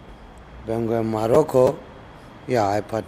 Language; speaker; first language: Spanish; non-native, learner; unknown